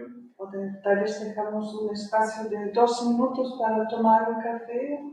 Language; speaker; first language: Spanish; non-native, fluent; German